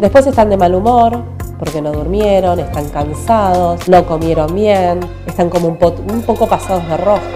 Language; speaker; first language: Spanish; native; Spanish